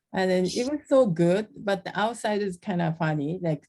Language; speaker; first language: English; non-native, learner; Japanese